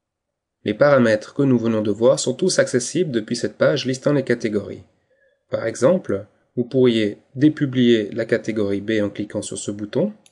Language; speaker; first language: French; native; French